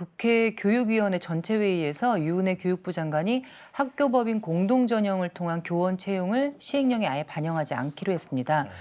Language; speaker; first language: Korean; native; Korean